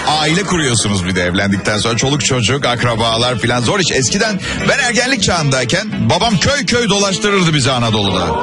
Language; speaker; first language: Turkish; native; Turkish